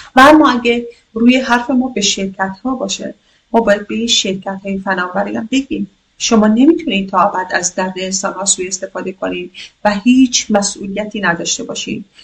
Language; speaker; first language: Persian; non-native, local second language; Kurdish